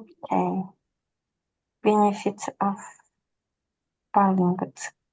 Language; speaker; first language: English; non-native, learner; Russian